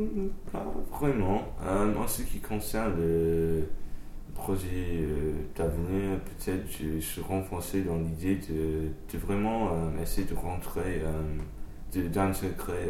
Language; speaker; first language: French; non-native, fluent; English